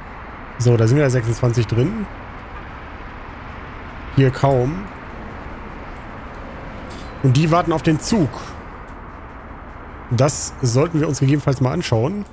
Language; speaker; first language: German; native; German